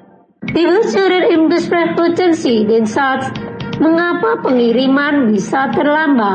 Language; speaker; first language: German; non-native, fluent; Indonesian